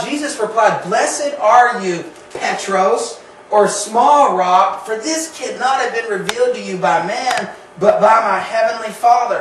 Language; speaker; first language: English; native; English